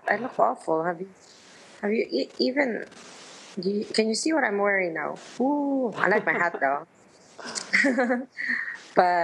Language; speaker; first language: English; non-native, local second language; Filipino